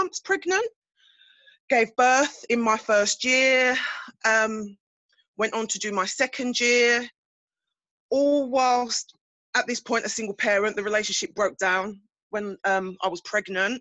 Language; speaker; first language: English; native; English